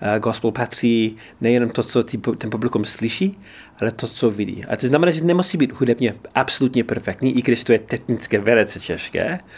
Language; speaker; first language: Czech; non-native, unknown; English